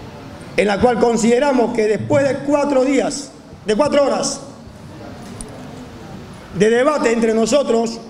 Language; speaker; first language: Spanish; native; Spanish